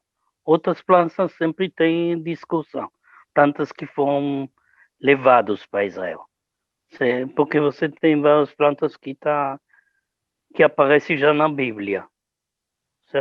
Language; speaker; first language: Portuguese; non-native, learner; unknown